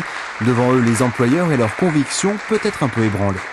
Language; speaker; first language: French; native; French